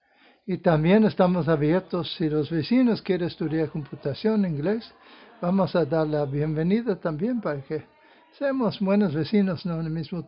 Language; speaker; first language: Spanish; non-native, fluent; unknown